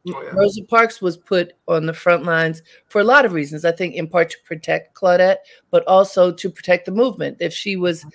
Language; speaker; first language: English; native; English